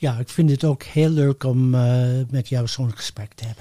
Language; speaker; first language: Dutch; non-native, fluent; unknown